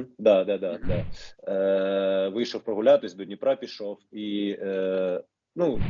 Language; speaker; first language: Ukrainian; non-native, local second language; Russian